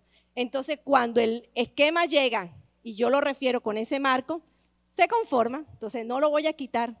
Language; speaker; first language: Spanish; native; Spanish